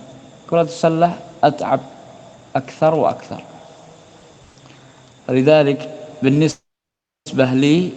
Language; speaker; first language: Arabic; non-native, fluent; Indonesian